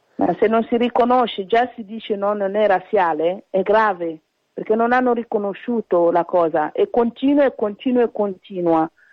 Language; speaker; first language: Italian; early bilingual, other home language; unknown